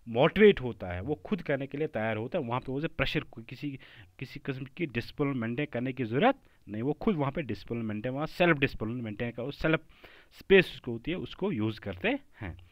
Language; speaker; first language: Hindi; non-native, local second language; Kashmiri